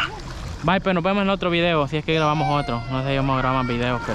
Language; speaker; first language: Spanish; native; Spanish